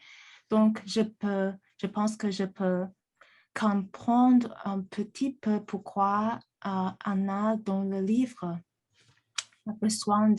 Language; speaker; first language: French; non-native, fluent; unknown